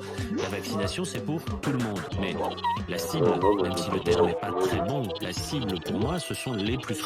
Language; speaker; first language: French; native; French